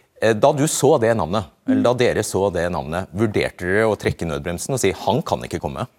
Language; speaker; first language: Norwegian; native; Norwegian